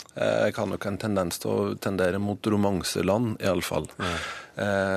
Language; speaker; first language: Norwegian; native; Norwegian